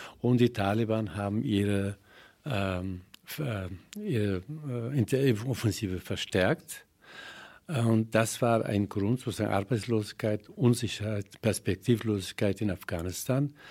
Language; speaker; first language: German; non-native, fluent; Persian